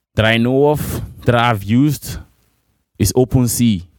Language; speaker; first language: English; non-native, local second language; Igbo